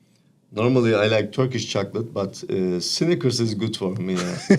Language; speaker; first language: English; non-native, learner; Turkish